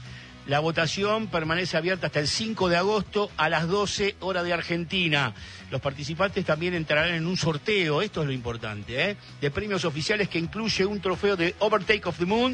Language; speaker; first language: Spanish; native; Spanish